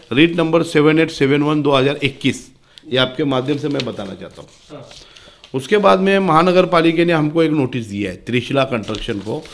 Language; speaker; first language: Hindi; non-native, local second language; Marathi